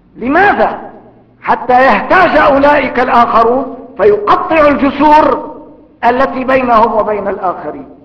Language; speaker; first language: Arabic; early bilingual, other home language; Kurdish